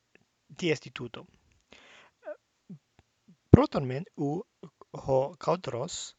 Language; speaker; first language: Greek; non-native, fluent; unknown